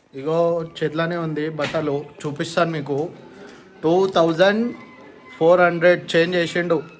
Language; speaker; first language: Telugu; non-native, local second language; Lambadi